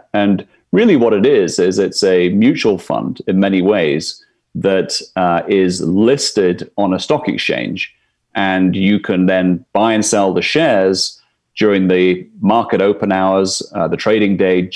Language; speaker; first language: English; native; English